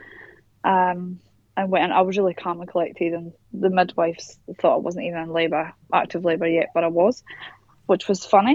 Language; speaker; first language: English; native; English